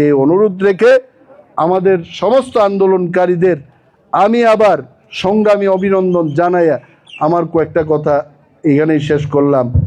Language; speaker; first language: Bangla; non-native, local second language; Kok Borok